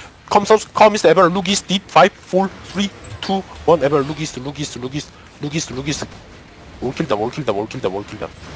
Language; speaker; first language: English; non-native, learner; Korean